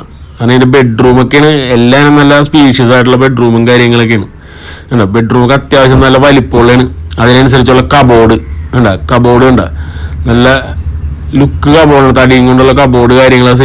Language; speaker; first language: Malayalam; native; Malayalam